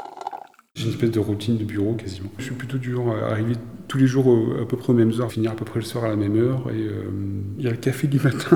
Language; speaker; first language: French; native; French